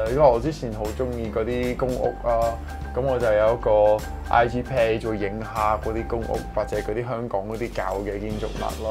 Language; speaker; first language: Chinese; non-native, fluent; English